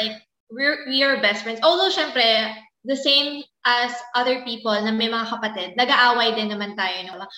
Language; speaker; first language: English; non-native, local second language; Filipino